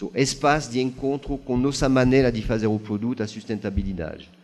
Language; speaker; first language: Portuguese; non-native, fluent; French